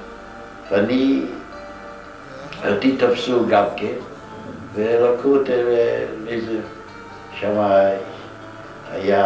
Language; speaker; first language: Hebrew; non-native, fluent; Yiddish